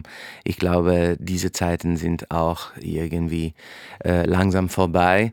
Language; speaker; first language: German; non-native, fluent; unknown